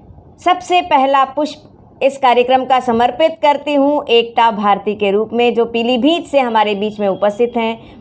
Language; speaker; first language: Hindi; native; Hindi